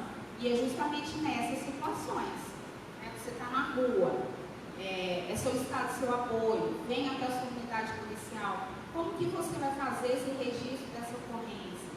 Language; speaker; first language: Portuguese; native; Portuguese